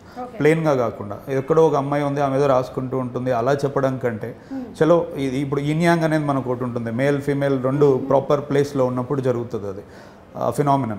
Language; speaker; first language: Telugu; native; Telugu